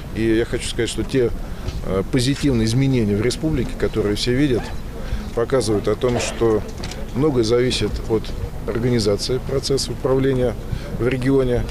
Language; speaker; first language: Russian; native; Russian